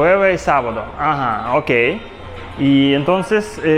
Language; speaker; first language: Spanish; non-native, learner; Russian